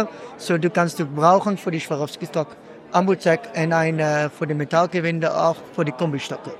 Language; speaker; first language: German; non-native, learner; Dutch